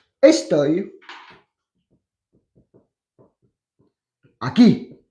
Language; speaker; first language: Spanish; non-native, fluent; French